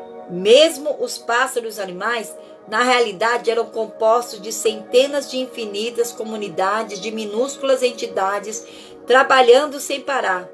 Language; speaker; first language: Portuguese; native; Portuguese